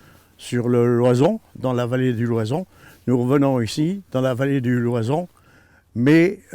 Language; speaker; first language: French; native; French